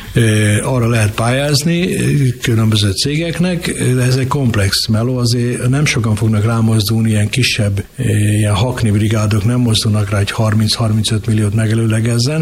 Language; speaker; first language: Hungarian; native; Hungarian